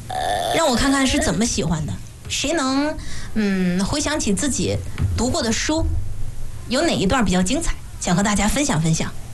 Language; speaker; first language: Chinese; native; Chinese